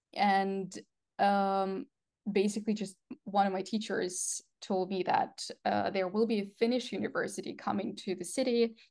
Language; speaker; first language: English; non-native, fluent; Russian